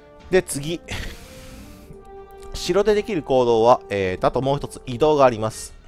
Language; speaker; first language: Japanese; native; Japanese